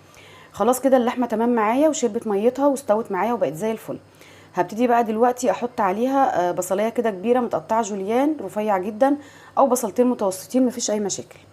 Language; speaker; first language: Arabic; native; Arabic